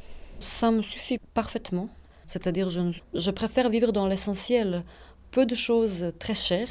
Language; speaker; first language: French; non-native, fluent; Bosnian